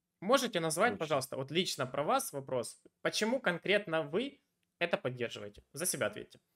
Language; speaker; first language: Russian; native; Russian